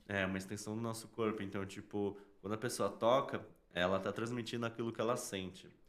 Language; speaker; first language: Portuguese; native; Portuguese